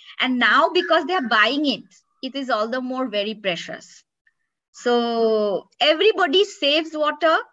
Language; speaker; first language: English; non-native, local second language; Bangla